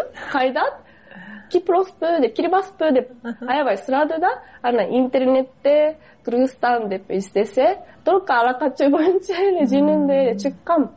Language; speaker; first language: Kyrgyz; non-native, fluent; Japanese